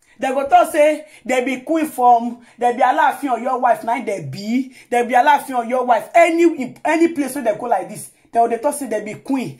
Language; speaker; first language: Nigerian Pidgin; non-native, local second language; Yoruba